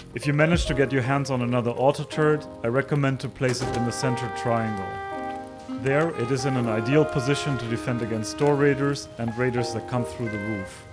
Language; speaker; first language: English; non-native, fluent; German